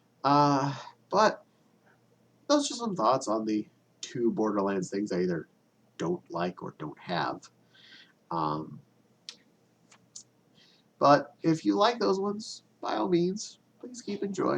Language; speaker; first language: English; native; English